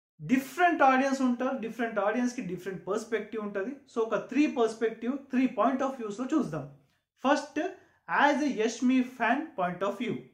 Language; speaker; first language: Telugu; non-native, local second language; Urdu